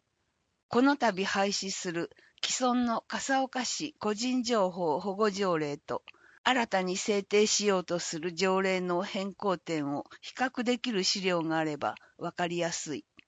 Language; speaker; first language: Japanese; native; Japanese